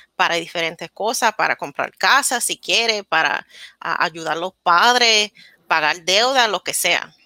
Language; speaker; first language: Spanish; early bilingual, heritage; Spanish